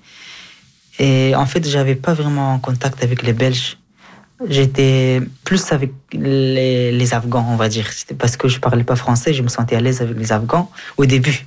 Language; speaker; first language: French; early bilingual, other home language; Persian